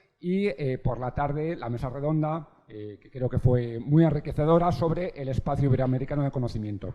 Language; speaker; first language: Spanish; native; Spanish